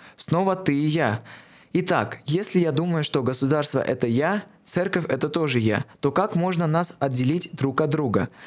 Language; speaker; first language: Russian; non-native, local second language; Armenian